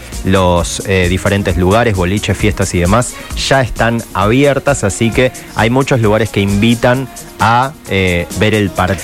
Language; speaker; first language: Spanish; native; Spanish